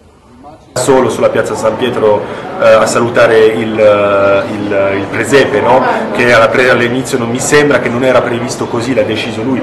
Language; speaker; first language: Italian; non-native, fluent; French